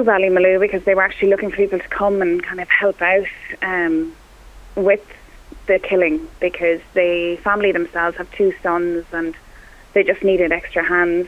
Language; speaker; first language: English; non-native, local second language; Irish